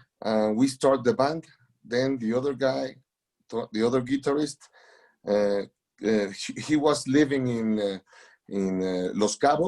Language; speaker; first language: English; non-native, learner; Spanish